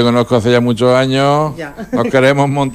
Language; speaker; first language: Spanish; native; Spanish